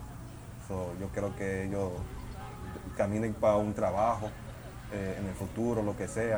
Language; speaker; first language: Spanish; early bilingual, heritage; Spanish